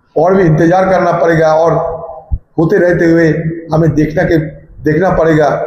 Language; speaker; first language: Hindi; non-native, local second language; Bangla